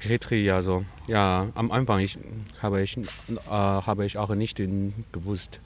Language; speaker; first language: German; non-native, learner; Chinese